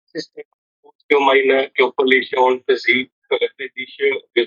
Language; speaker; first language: German; non-native, learner; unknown